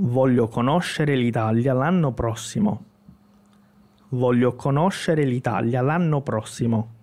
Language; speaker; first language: Italian; non-native, fluent; Portuguese